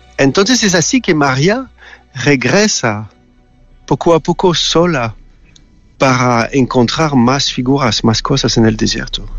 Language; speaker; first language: Spanish; non-native, learner; French